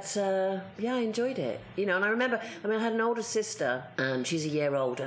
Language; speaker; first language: English; native; English